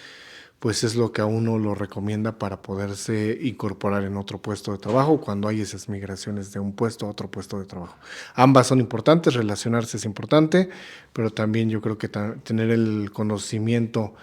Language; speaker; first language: Spanish; native; Spanish